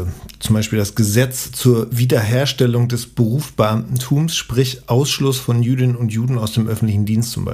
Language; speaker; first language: German; native; German